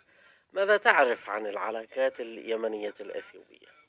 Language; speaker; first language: Arabic; native; Arabic